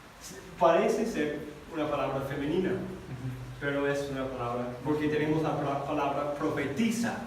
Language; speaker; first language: Spanish; non-native, fluent; English